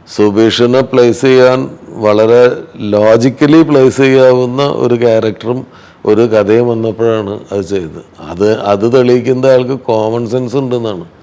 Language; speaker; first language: Malayalam; native; Malayalam